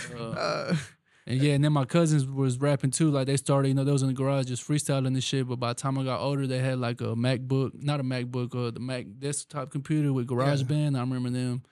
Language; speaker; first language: English; early bilingual, other home language; Spanish